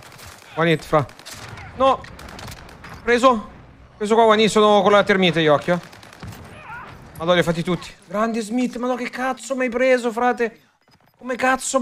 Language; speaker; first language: Italian; native; Italian